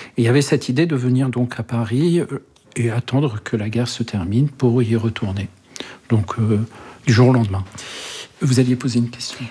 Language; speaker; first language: French; early bilingual, other home language; Arabic